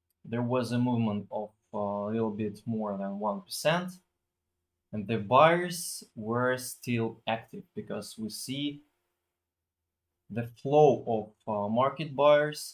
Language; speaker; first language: English; non-native, fluent; Russian